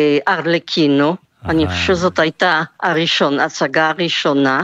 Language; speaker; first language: Hebrew; non-native, fluent; French